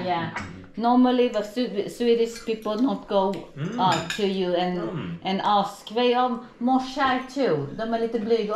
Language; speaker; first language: English; non-native, learner; Swedish